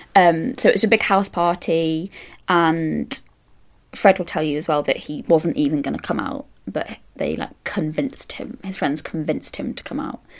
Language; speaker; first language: English; native; English